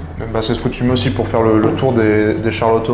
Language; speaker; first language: French; native; French